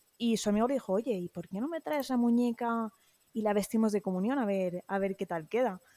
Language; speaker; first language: Spanish; native; Spanish